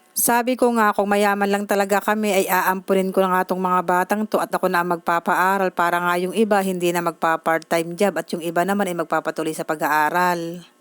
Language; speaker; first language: Filipino; native; Filipino